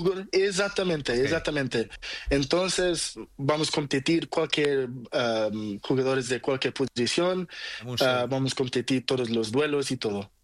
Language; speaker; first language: Spanish; non-native, learner; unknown